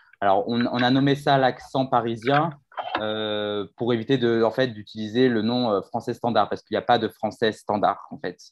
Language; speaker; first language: French; native; French